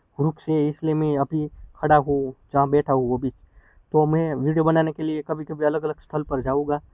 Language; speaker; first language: Hindi; non-native, local second language; Gujarati